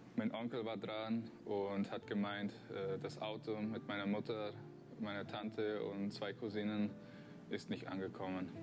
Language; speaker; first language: German; early bilingual, other home language; Spanish